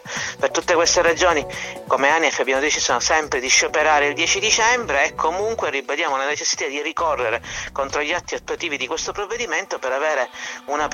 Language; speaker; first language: Italian; native; Italian